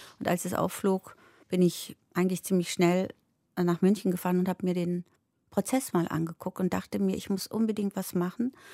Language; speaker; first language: German; early bilingual, other home language; Turkish